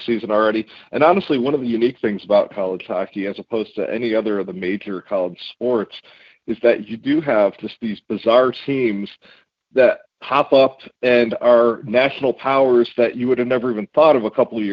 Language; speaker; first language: English; native; English